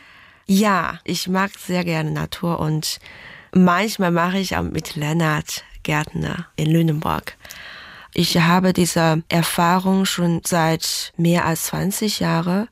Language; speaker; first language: German; non-native, fluent; Chinese